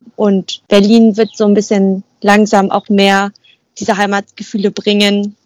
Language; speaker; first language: German; early bilingual, other home language; Vietnamese